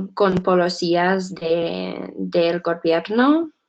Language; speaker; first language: Spanish; non-native, learner; English